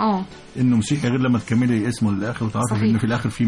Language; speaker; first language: Arabic; native; Arabic